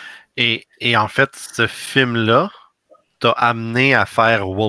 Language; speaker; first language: French; native; French